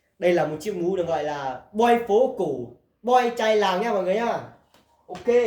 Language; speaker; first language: Vietnamese; non-native, local second language; Hmong